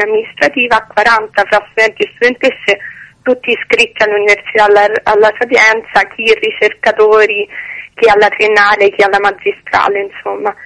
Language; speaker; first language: Italian; native; Italian